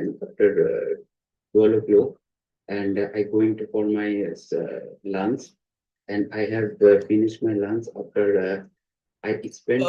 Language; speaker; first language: English; non-native, learner; Bangla